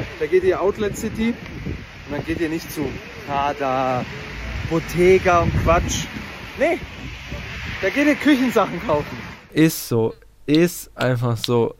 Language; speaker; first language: German; early bilingual, other home language; Bosnian